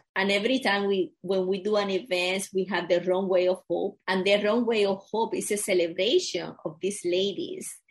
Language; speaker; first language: English; non-native, fluent; Spanish